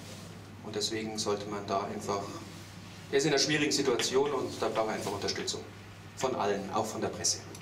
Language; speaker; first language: German; native; German